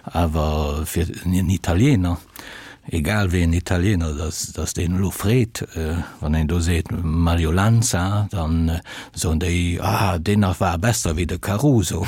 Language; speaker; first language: Luxembourgish; early bilingual, other home language; Italian